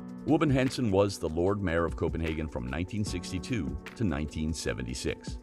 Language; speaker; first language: English; native; English